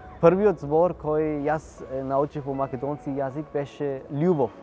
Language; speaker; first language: Macedonian; non-native, learner; Urdu